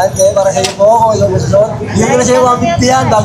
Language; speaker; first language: Filipino; native; Filipino